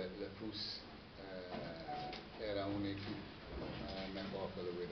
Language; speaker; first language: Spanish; non-native, fluent; English